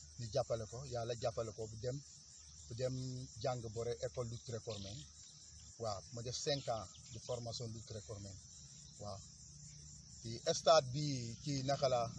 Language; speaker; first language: Wolof; non-native, fluent; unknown